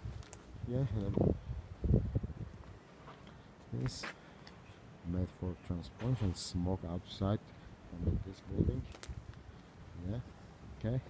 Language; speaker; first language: English; non-native, learner; Turkish